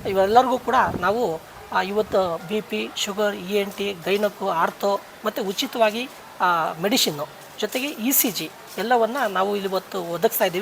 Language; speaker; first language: Kannada; native; Kannada